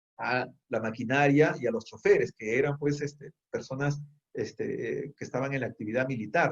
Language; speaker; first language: Spanish; native; Spanish